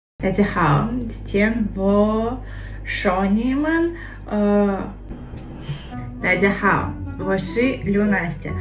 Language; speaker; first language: Chinese; non-native, learner; Russian